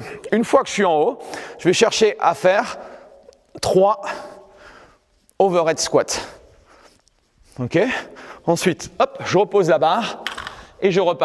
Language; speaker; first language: French; native; French